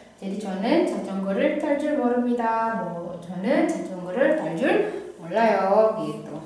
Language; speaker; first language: Korean; non-native, fluent; Indonesian